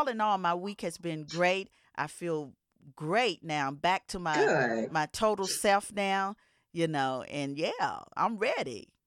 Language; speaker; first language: English; native; English